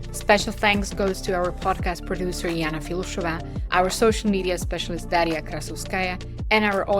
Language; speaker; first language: English; non-native, fluent; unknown